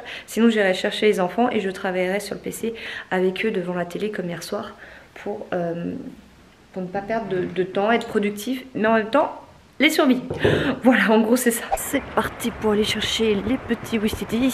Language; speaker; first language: French; native; French